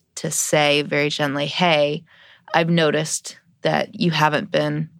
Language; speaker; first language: English; native; English